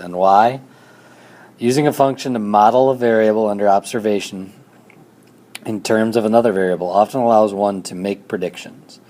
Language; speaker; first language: English; native; English